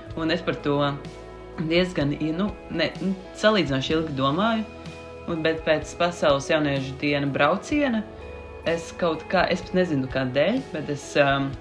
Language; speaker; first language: Latvian; native; Latvian